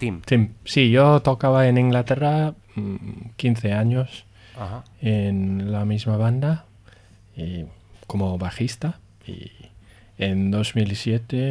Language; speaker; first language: Spanish; non-native, learner; English